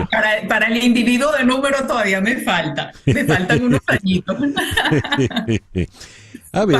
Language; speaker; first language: Spanish; native; Spanish